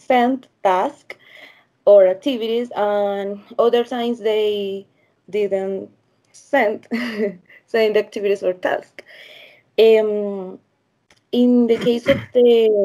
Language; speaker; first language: English; non-native, learner; Spanish